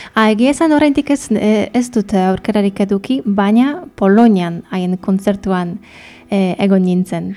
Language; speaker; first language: Basque; non-native, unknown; Polish